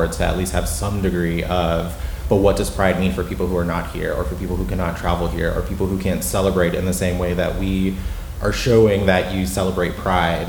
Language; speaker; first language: English; native; English